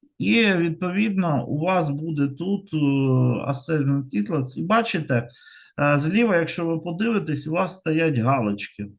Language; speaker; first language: Ukrainian; non-native, local second language; Russian